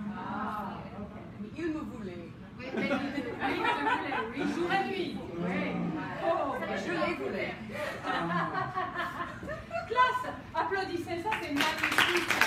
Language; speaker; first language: French; non-native, fluent; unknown